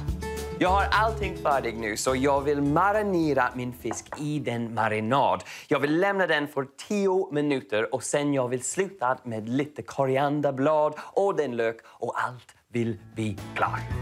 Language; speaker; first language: Swedish; non-native, learner; English